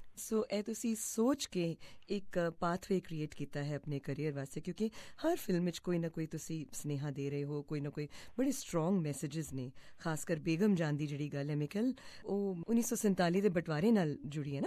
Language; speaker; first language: Punjabi; native; Punjabi